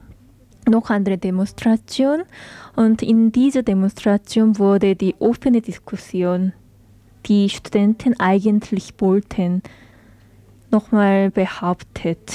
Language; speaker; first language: German; non-native, learner; Korean